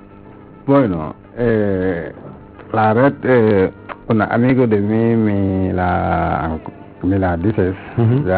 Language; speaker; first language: Spanish; non-native, learner; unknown